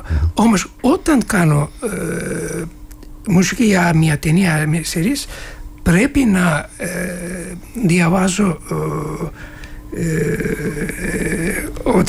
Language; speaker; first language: Greek; non-native, learner; Turkish